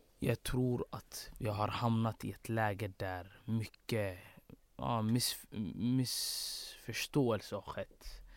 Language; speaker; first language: Swedish; early bilingual, other home language; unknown